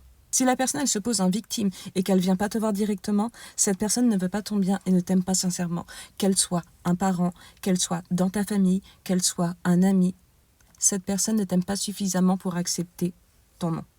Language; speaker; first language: French; native; French